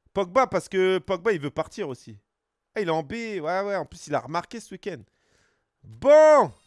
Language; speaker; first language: French; native; French